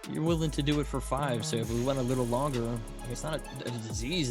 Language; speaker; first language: English; native; English